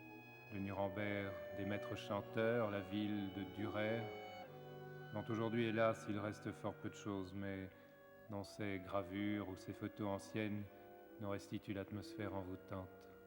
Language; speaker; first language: French; native; French